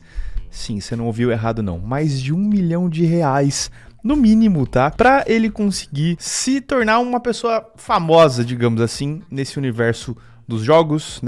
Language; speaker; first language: Portuguese; native; Portuguese